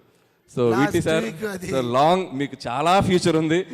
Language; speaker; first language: Telugu; native; Telugu